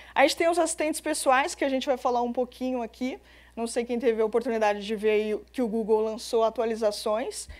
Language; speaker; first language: Portuguese; native; Portuguese